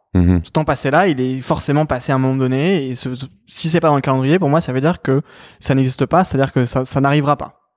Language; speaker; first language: French; native; French